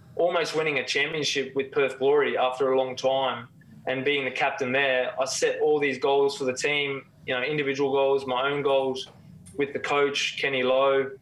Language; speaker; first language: English; native; English